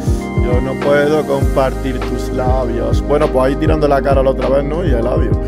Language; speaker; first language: Spanish; native; Spanish